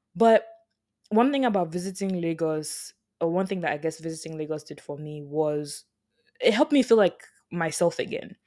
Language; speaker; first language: English; non-native, local second language; Yoruba